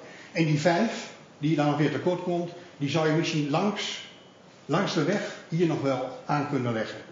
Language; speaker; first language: Dutch; native; Dutch